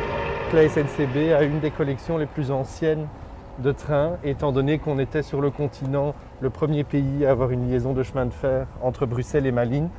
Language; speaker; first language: French; native; French